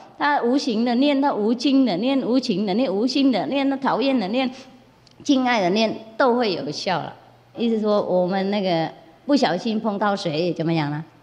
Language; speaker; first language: Chinese; non-native, fluent; Vietnamese